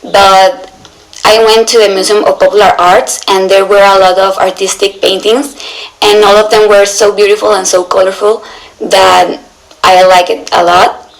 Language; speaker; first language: English; non-native, learner; Spanish